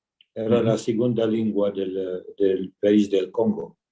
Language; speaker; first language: Spanish; early bilingual, heritage; Ladino